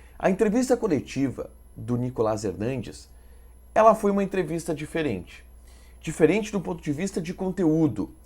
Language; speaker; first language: Portuguese; native; Portuguese